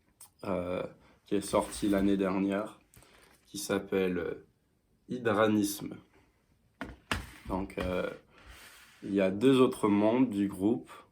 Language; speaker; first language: French; non-native, fluent; English